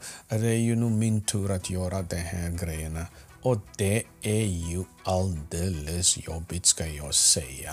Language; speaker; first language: Swedish; non-native, fluent; Afrikaans